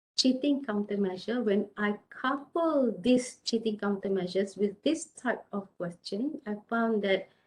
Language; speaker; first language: English; non-native, local second language; Malay